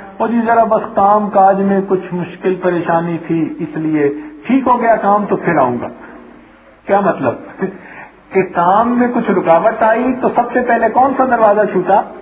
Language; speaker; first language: Urdu; non-native, local second language; Punjabi